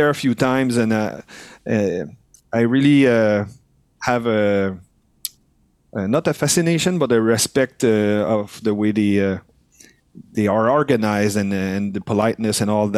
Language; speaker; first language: English; non-native, fluent; French